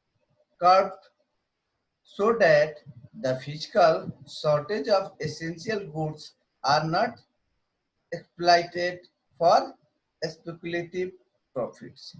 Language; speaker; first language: English; non-native, local second language; Hindi